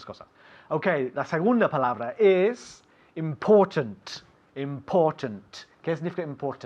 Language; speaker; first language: Spanish; non-native, fluent; English